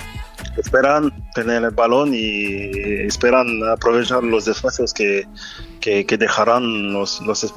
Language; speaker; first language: Spanish; non-native, fluent; French